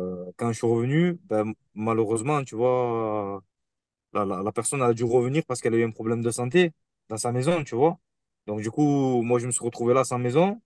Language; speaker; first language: French; native; French